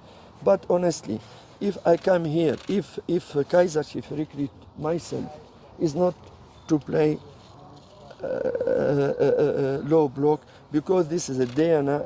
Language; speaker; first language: English; non-native, learner; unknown